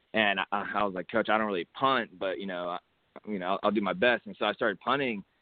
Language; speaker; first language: English; native; English